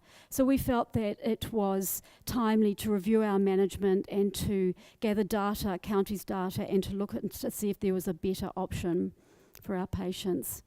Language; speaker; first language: English; native; English